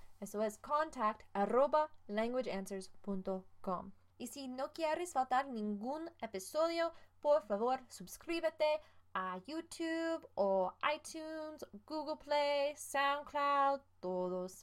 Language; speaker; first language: Spanish; non-native, fluent; English